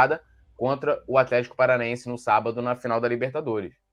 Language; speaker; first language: Portuguese; native; Portuguese